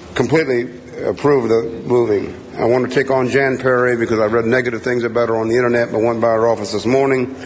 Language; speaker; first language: English; native; English